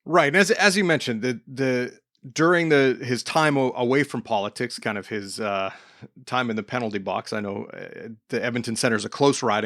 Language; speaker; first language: English; native; English